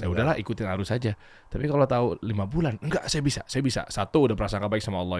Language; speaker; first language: Indonesian; native; Indonesian